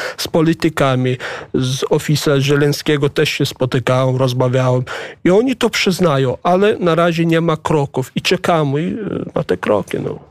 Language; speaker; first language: Polish; non-native, fluent; Chechen